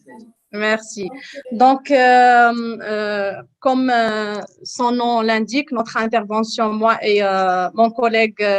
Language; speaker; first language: French; non-native, local second language; Arabic